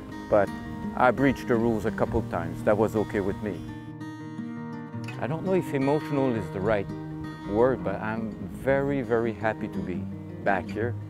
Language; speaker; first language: English; non-native, fluent; French